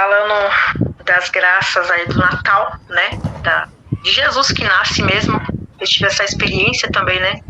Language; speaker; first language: Portuguese; native; Portuguese